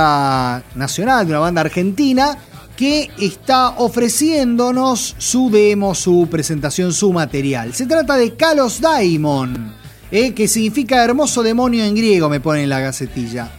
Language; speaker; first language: Spanish; native; Spanish